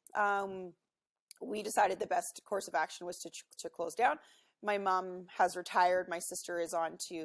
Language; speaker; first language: English; native; English